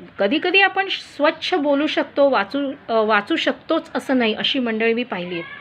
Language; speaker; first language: Marathi; non-native, local second language; Konkani